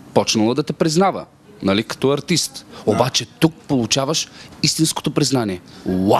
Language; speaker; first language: Bulgarian; native; Bulgarian